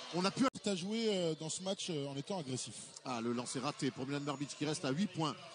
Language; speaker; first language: French; native; French